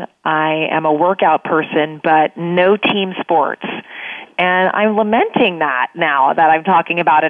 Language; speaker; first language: English; native; English